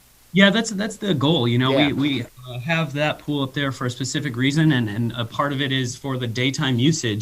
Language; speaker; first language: English; native; English